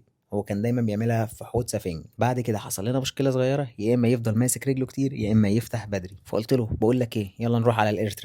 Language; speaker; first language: Arabic; native; Arabic